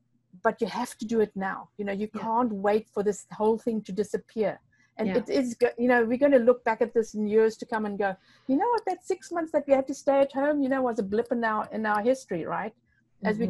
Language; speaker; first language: English; non-native, local second language; Afrikaans